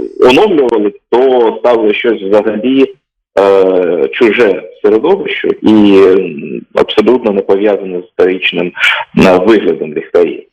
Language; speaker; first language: Ukrainian; native; Ukrainian